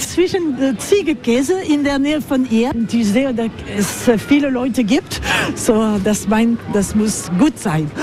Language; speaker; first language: German; non-native, learner; French